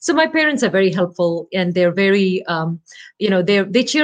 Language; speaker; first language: English; non-native, local second language; Malayalam